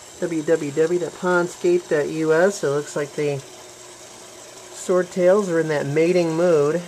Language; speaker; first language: English; native; English